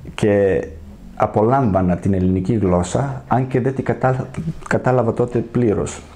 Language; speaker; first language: Greek; non-native, fluent; Serbian